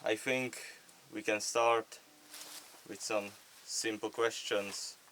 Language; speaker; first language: English; non-native, fluent; Slovak